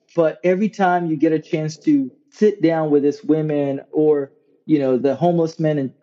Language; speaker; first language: English; non-native, local second language; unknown